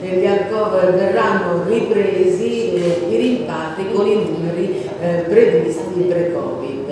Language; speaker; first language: Italian; native; Italian